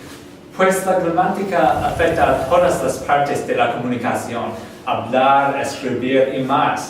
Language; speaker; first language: Spanish; non-native, learner; English